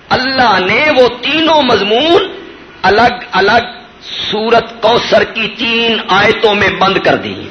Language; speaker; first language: Urdu; non-native, local second language; Punjabi